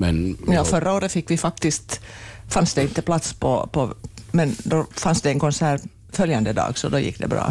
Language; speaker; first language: Swedish; native; Swedish